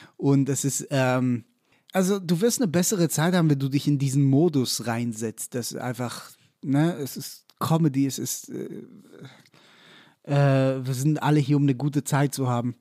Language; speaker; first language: German; non-native, fluent; Hebrew